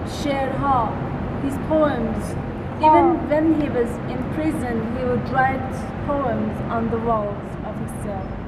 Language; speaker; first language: English; non-native, fluent; Persian